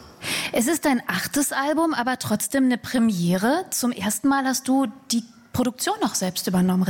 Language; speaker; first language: German; native; German